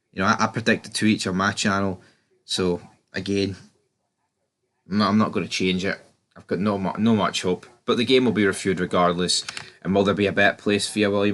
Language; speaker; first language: English; native; English